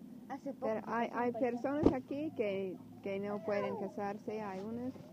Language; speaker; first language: Spanish; non-native, learner; English